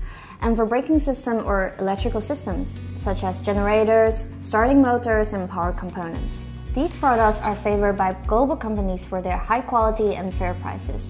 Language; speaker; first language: English; non-native, fluent; Chinese